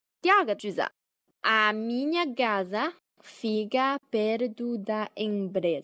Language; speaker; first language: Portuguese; non-native, fluent; Chinese